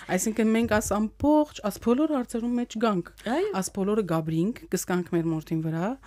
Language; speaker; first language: Armenian; early bilingual, heritage; Armenian